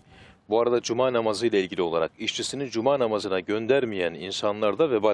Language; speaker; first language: Turkish; native; Turkish